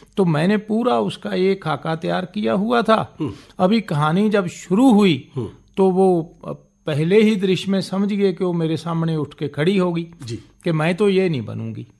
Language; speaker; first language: Hindi; non-native, local second language; Punjabi